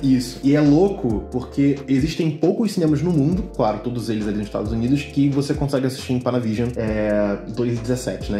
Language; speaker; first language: Portuguese; native; Portuguese